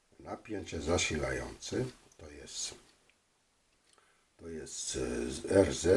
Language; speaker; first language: Polish; non-native, fluent; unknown